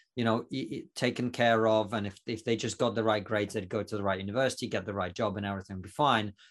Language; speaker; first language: English; non-native, fluent; Russian